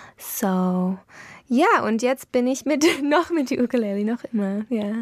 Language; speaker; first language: German; non-native, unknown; English